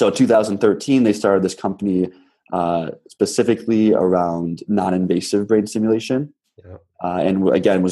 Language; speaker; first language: English; native; English